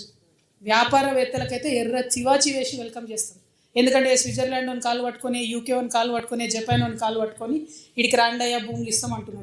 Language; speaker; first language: Telugu; native; Telugu